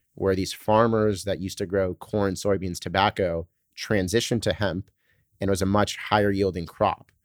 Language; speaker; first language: English; native; English